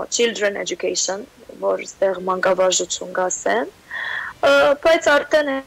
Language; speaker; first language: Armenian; early bilingual, heritage; Armenian